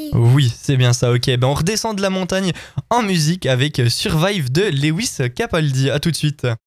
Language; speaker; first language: French; native; French